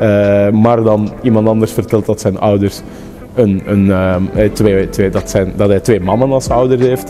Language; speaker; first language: Dutch; native; Dutch